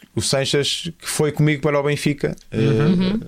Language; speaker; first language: Portuguese; native; Portuguese